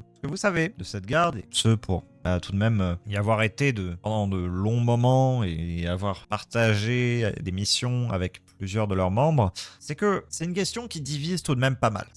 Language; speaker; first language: French; native; French